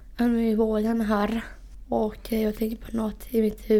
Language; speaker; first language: Swedish; non-native, learner; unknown